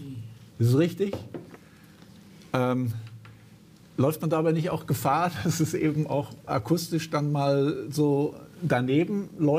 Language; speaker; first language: German; native; German